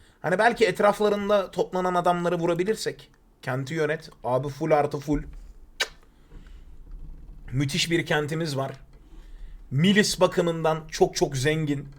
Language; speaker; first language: Turkish; native; Turkish